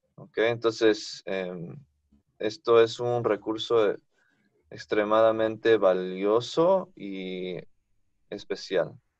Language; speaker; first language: Spanish; non-native, fluent; English